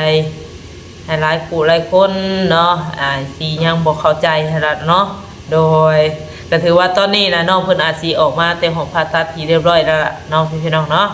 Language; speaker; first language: Thai; non-native, local second language; Lao